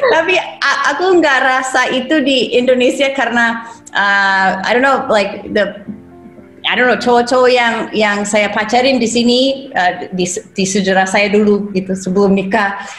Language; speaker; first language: Indonesian; non-native, fluent; English